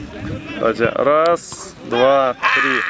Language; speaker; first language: Russian; native; Russian